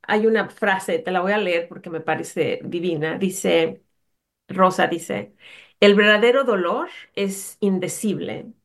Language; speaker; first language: Spanish; native; Spanish